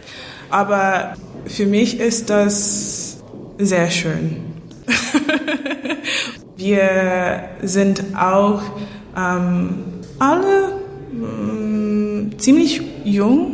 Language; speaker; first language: German; non-native, learner; English